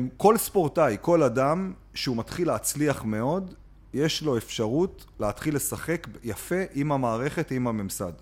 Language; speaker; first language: Hebrew; native; Hebrew